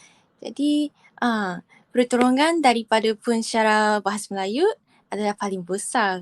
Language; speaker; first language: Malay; non-native, fluent; Japanese